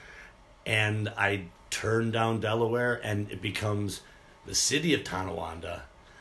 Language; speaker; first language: English; native; English